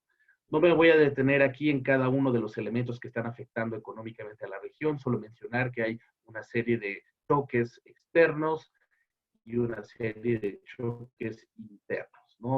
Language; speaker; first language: Spanish; native; Spanish